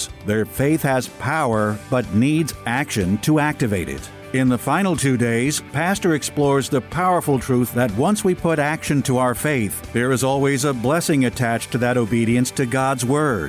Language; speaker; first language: English; native; English